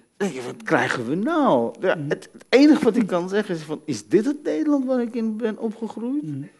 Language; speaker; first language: Dutch; early bilingual, other home language; Arabic